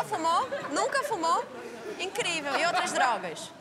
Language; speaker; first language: Portuguese; native; Portuguese